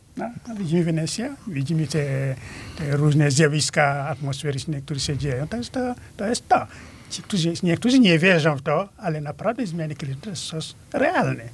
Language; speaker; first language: Polish; non-native, fluent; Wolof